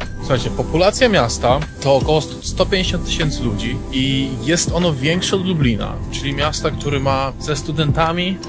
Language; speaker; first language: Polish; native; Polish